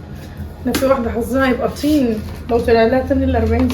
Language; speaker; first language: Arabic; native; Arabic